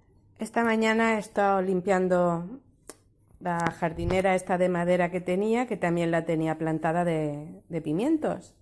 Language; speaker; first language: Spanish; native; Spanish